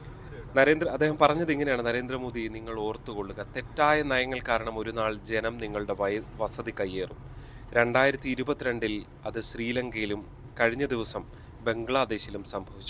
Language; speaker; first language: Malayalam; native; Malayalam